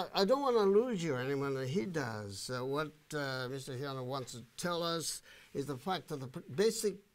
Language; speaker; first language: English; non-native, fluent; Japanese